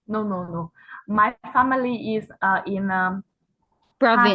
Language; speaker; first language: English; non-native, learner; Vietnamese